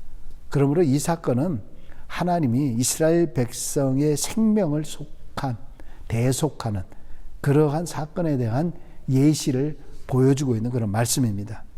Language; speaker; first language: Korean; native; Korean